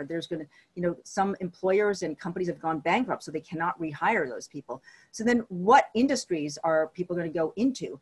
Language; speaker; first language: English; native; English